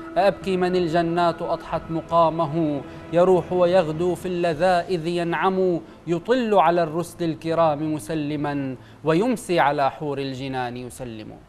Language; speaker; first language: Arabic; native; Arabic